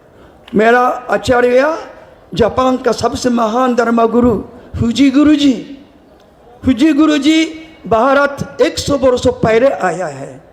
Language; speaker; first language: Hindi; non-native, learner; Japanese